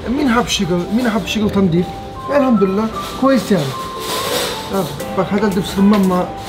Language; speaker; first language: Arabic; non-native, learner; Turkish